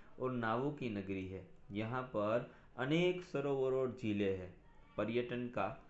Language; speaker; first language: Hindi; non-native, local second language; Gujarati